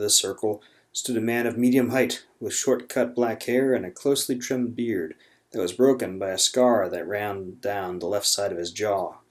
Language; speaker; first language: English; native; English